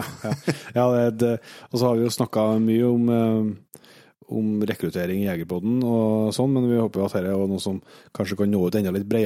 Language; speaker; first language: Norwegian; native; Norwegian